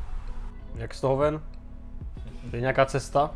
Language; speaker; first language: Czech; native; Czech